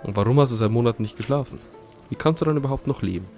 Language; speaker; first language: German; native; German